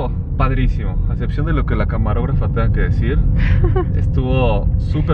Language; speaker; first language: Spanish; native; Spanish